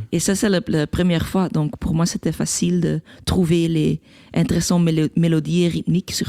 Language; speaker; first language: French; non-native, local second language; Dutch